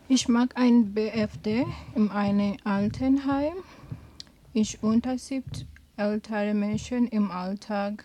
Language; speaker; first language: German; non-native, learner; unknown